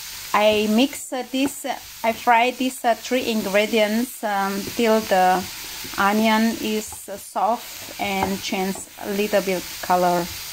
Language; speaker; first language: English; non-native, learner; Indonesian